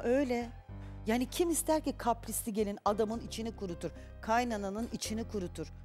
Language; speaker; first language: Turkish; native; Turkish